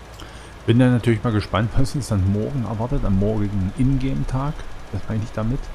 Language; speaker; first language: German; native; German